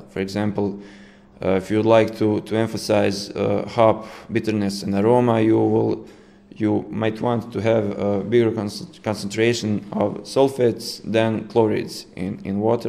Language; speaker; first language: English; non-native, fluent; Serbian